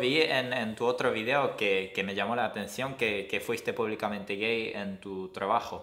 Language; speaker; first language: Spanish; non-native, fluent; Japanese